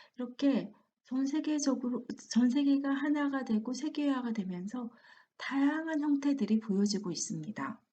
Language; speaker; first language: Korean; native; Korean